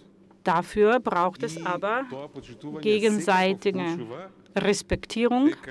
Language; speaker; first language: German; non-native, fluent; Macedonian